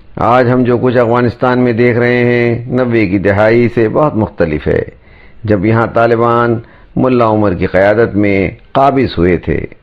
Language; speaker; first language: Urdu; native; Urdu